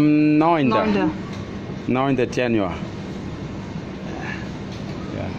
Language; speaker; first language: German; non-native, learner; Thai